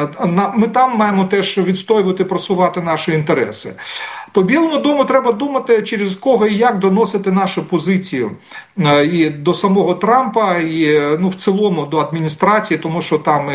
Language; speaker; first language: Ukrainian; native; Ukrainian